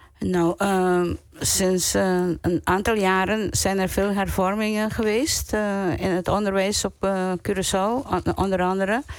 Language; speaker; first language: Dutch; non-native, local second language; Papiamento